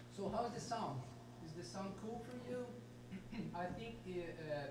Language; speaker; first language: English; non-native, fluent; Portuguese